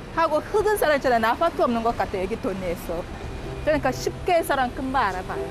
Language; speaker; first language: Korean; non-native, learner; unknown